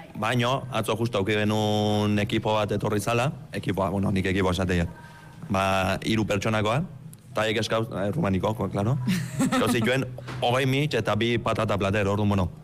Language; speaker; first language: Basque; early bilingual, other home language; Romanian